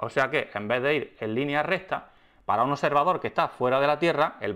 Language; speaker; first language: Spanish; native; Spanish